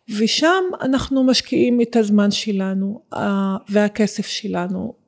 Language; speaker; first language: Hebrew; non-native, local second language; Arabic